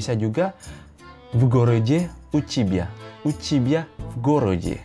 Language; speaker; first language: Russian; non-native, fluent; Indonesian